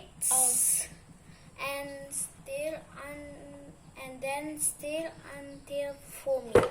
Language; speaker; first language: English; non-native, learner; Indonesian